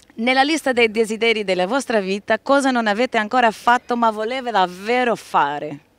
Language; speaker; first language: Italian; non-native, learner; Portuguese